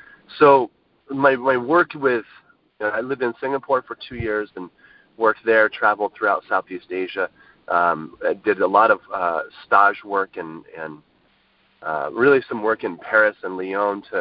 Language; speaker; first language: English; native; English